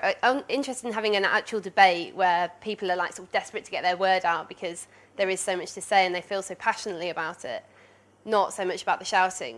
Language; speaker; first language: English; native; English